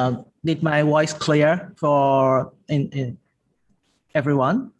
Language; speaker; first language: English; non-native, learner; Thai